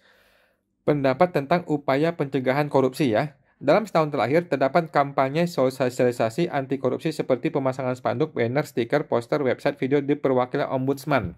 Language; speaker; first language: Indonesian; native; Indonesian